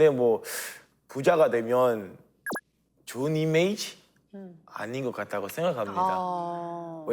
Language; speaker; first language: Korean; non-native, fluent; French